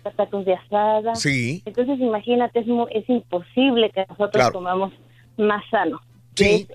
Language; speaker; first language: Spanish; native; Spanish